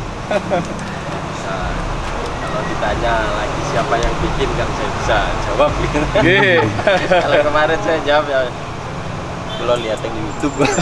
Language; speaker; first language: Indonesian; non-native, local second language; Javanese